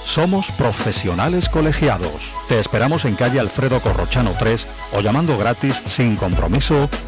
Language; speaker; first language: Spanish; native; Spanish